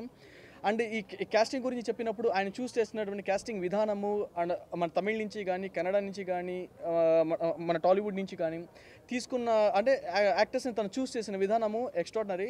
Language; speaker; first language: Telugu; native; Telugu